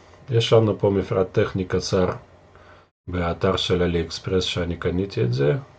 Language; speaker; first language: Hebrew; non-native, fluent; Russian